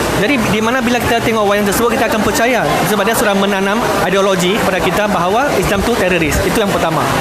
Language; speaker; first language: Malay; non-native, local second language; Chinese